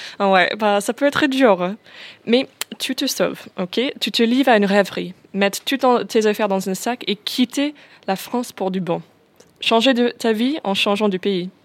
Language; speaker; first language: French; non-native, fluent; English